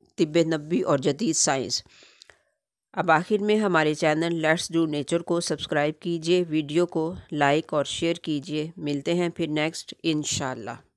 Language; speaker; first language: Urdu; native; Urdu